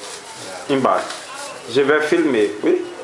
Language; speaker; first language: French; non-native, learner; Portuguese